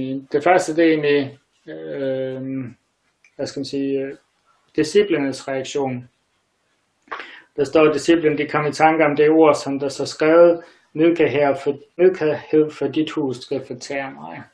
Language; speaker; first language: Danish; native; Danish